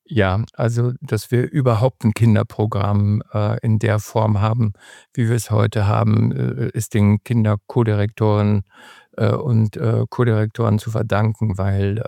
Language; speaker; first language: German; native; German